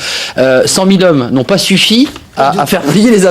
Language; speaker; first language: French; native; French